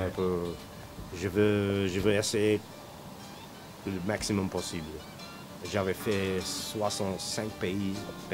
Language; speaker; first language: French; non-native, learner; English